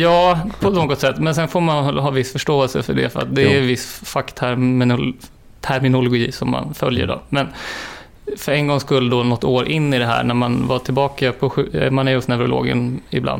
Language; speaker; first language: Swedish; native; Swedish